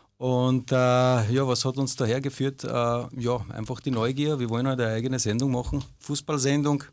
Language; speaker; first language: German; native; German